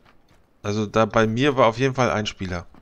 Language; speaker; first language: German; native; German